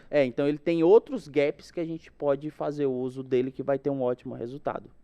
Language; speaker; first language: Portuguese; native; Portuguese